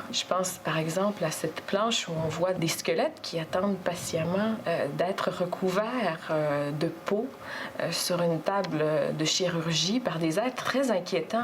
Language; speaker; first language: French; native; French